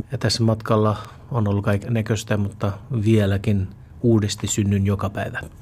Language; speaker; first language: Finnish; non-native, fluent; Urdu